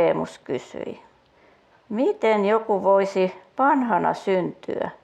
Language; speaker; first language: Finnish; native; Finnish